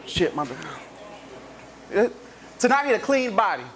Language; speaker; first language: English; native; English